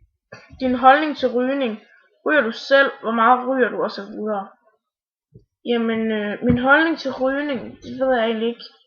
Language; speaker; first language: Danish; native; Danish